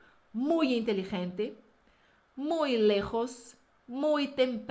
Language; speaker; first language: Spanish; non-native, fluent; Portuguese